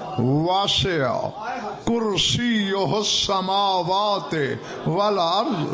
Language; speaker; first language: Urdu; non-native, local second language; Saraiki